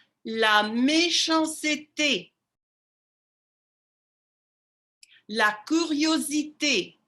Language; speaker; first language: French; non-native, fluent; English